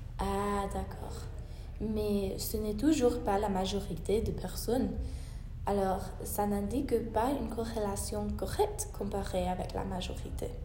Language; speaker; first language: French; non-native, learner; English